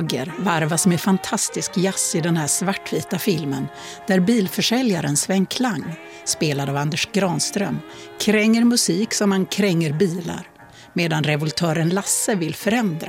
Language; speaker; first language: Swedish; native; Swedish